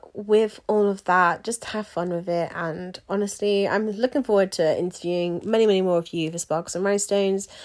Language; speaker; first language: English; native; English